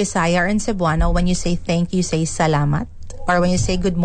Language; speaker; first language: English; non-native, local second language; Cebuano